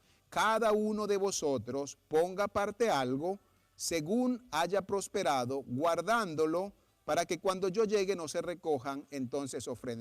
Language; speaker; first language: Spanish; native; Spanish